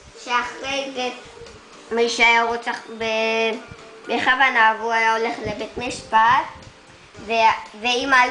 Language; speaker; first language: Hebrew; early bilingual, other home language; Spanish